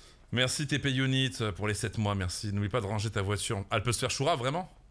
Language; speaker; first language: French; native; French